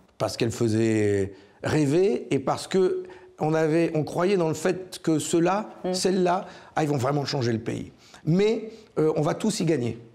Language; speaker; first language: French; native; French